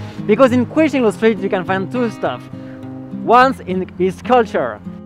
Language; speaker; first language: English; non-native, fluent; French